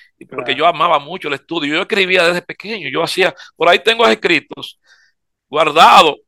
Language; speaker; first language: Spanish; native; Spanish